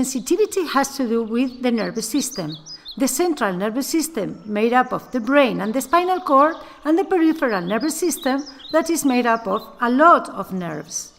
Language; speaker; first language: English; non-native, fluent; Spanish